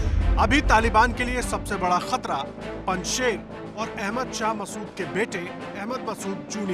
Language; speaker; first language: Hindi; native; Hindi